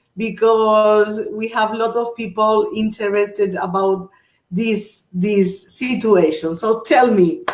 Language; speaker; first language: English; non-native, fluent; Portuguese